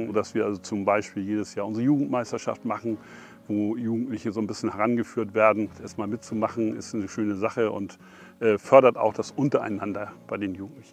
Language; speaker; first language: German; native; German